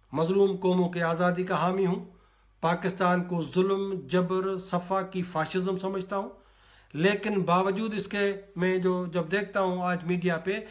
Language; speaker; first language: Urdu; non-native, local second language; Sindhi